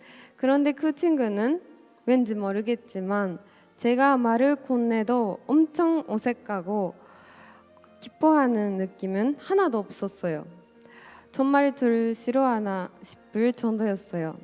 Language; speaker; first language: Korean; non-native, fluent; Japanese